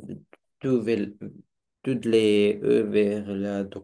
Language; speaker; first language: French; non-native, learner; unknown